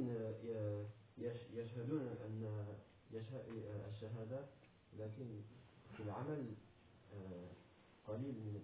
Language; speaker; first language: Arabic; non-native, learner; French